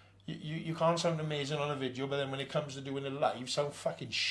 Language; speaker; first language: English; native; English